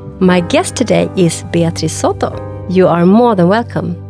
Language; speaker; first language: English; non-native, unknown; Swedish